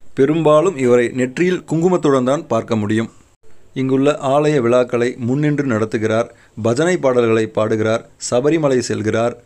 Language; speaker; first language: Tamil; native; Tamil